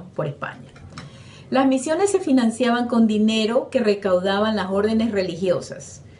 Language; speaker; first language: Spanish; native; Spanish